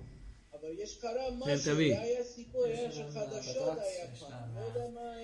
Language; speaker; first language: Hebrew; non-native, learner; English